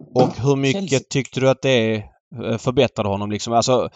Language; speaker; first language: Swedish; native; Swedish